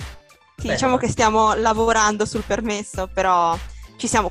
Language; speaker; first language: Italian; native; Italian